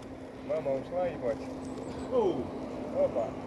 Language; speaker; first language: Russian; non-native, learner; Spanish